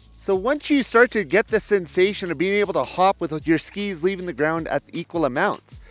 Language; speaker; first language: English; native; English